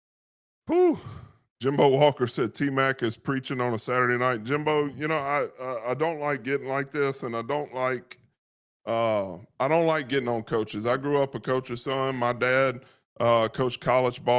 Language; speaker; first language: English; native; English